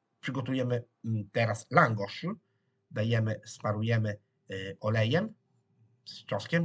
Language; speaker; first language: Polish; non-native, fluent; Italian